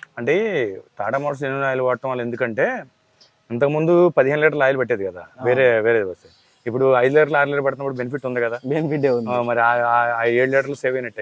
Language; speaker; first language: Telugu; native; Telugu